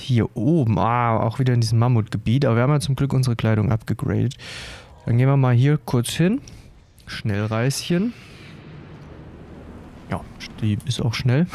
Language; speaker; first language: German; native; German